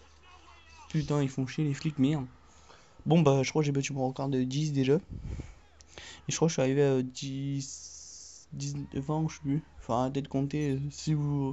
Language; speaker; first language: French; native; French